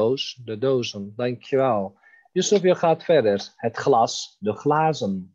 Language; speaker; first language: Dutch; non-native, fluent; Turkish